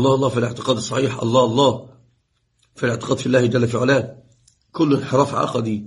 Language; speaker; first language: Arabic; native; Arabic